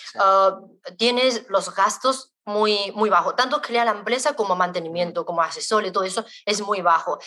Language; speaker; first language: Spanish; non-native, fluent; Chinese